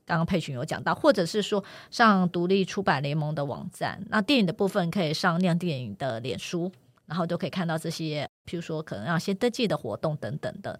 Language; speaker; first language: Chinese; native; Chinese